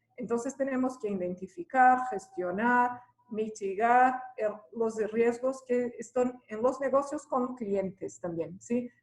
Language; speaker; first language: Spanish; non-native, fluent; Portuguese